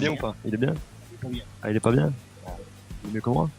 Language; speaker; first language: French; native; French